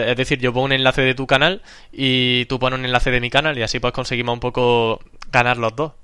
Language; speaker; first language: Spanish; native; Spanish